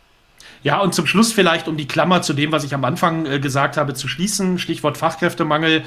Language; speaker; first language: German; native; German